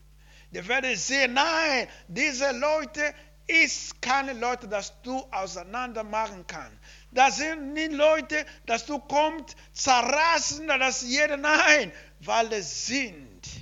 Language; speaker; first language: German; non-native, learner; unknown